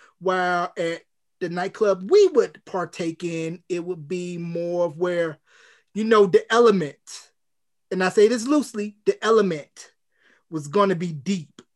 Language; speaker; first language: English; native; English